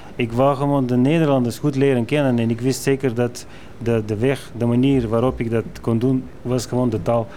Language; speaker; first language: Dutch; non-native, fluent; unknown